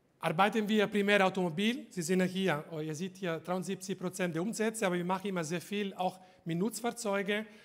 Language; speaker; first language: German; non-native, fluent; Italian